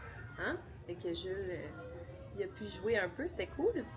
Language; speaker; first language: French; native; French